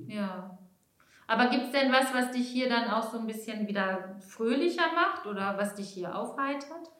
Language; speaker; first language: German; native; German